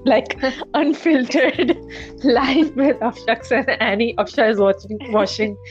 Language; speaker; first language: English; non-native, local second language; Urdu